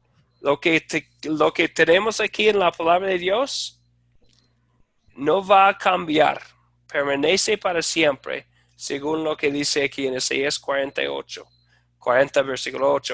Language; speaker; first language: Spanish; non-native, fluent; English